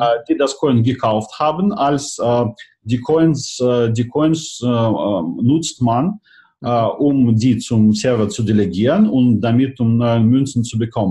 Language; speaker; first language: German; non-native, fluent; Russian